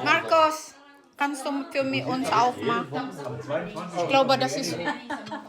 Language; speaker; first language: German; non-native, fluent; Filipino